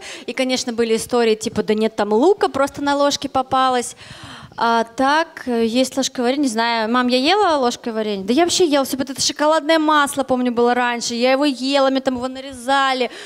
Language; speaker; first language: Russian; native; Russian